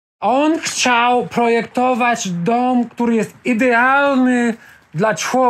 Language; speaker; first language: Polish; non-native, fluent; English